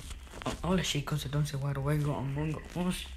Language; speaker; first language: Spanish; early bilingual, heritage; Spanish